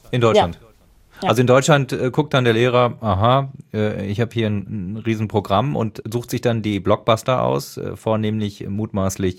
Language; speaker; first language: German; native; German